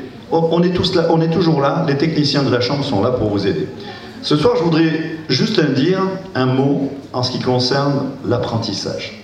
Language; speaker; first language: French; native; French